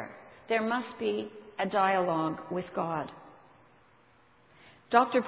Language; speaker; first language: English; native; English